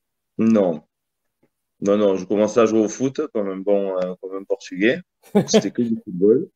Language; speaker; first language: French; early bilingual, other home language; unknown